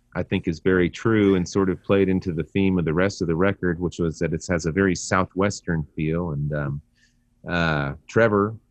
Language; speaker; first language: English; native; English